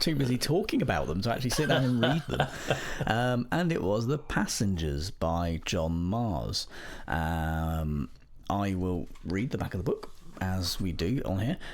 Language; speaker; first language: English; native; English